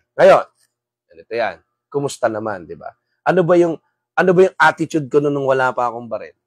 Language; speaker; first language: Filipino; non-native, local second language; Waray